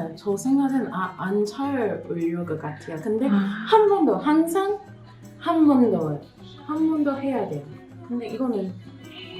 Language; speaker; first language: Korean; non-native, learner; English